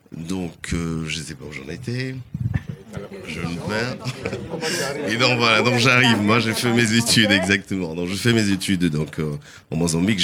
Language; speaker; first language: French; non-native, fluent; Portuguese